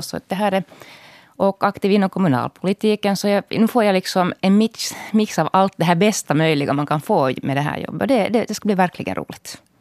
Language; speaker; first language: Swedish; native; Swedish